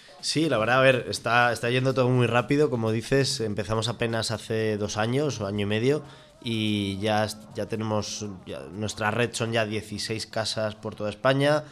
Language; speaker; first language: Spanish; native; Spanish